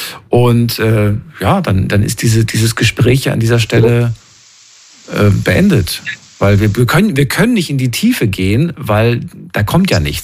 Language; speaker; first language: German; native; German